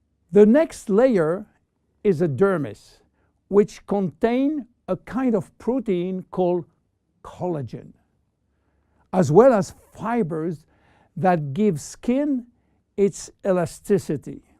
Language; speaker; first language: English; non-native, fluent; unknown